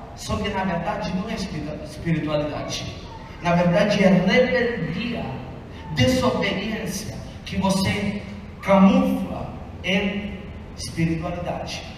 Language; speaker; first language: Portuguese; non-native, fluent; Italian